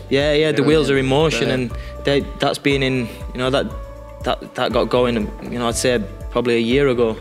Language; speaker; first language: English; native; English